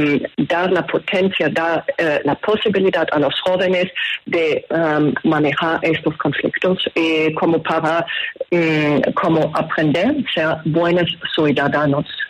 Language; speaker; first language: Spanish; non-native, fluent; German